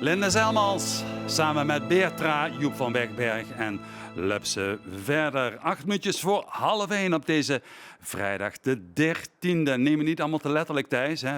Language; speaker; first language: Dutch; native; Dutch